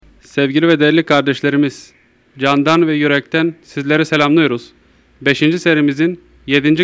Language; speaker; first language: Turkish; native; Turkish